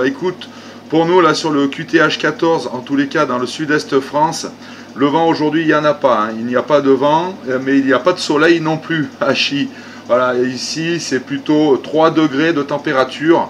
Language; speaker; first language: French; native; French